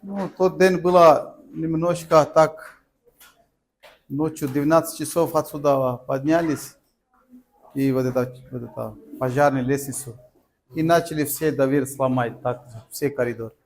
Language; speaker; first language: Russian; non-native, learner; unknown